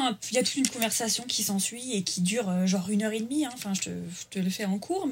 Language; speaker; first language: French; native; French